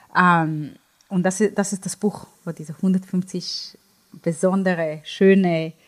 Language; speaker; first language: German; non-native, fluent; Hebrew